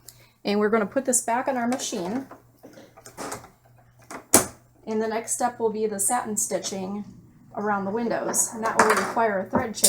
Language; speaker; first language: English; native; English